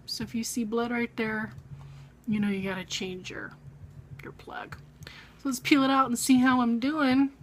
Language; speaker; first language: English; native; English